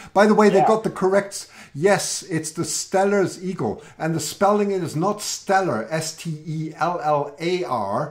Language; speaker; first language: English; native; English